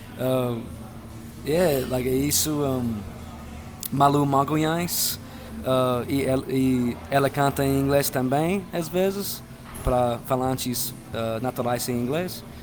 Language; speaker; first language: Portuguese; non-native, learner; English